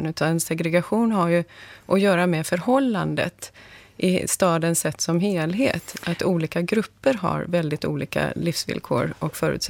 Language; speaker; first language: Swedish; native; Swedish